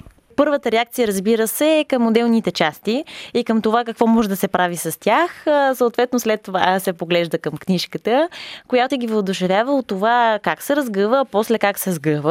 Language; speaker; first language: Bulgarian; native; Bulgarian